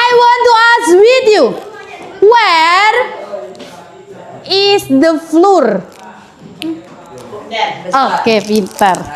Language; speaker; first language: English; non-native, learner; Indonesian